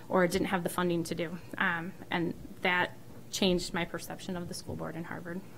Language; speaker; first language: English; native; English